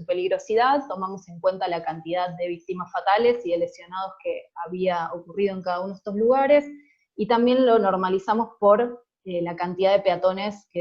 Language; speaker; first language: Spanish; native; Spanish